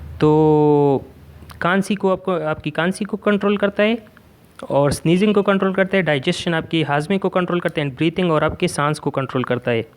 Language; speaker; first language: Urdu; non-native, local second language; Pashto